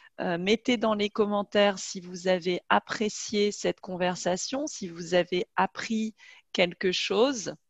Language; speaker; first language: French; native; French